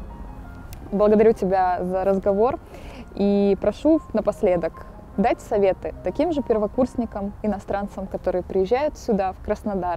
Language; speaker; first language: Russian; native; Russian